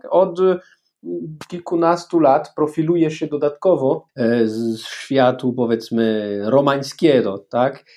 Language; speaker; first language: Polish; non-native, fluent; French